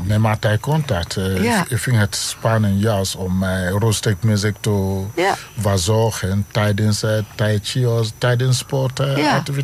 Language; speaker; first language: Dutch; non-native, learner; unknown